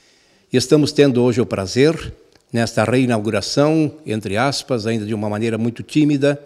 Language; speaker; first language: Portuguese; native; Portuguese